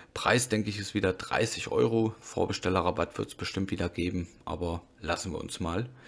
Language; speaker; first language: German; native; German